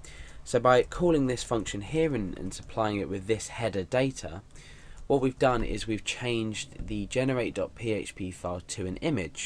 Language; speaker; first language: English; native; English